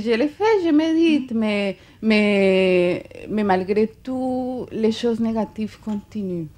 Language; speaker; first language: French; non-native, fluent; Spanish